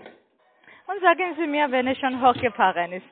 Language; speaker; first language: German; non-native, learner; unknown